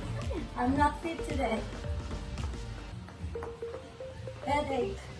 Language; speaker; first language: English; non-native, local second language; Filipino